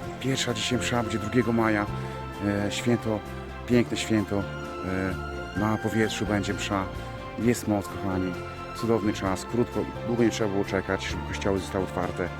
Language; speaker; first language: Polish; native; Polish